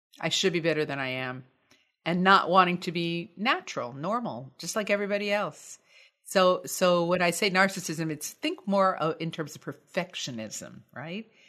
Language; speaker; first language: English; native; English